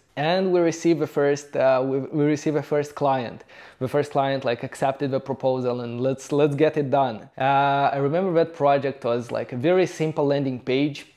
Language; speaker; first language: English; non-native, fluent; Romanian